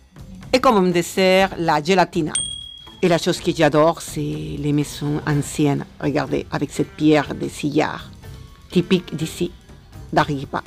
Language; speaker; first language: French; non-native, fluent; Spanish